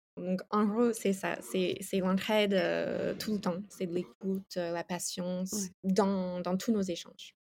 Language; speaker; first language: French; non-native, fluent; English